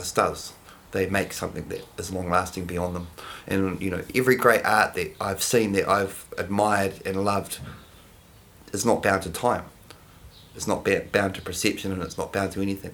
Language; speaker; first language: English; native; English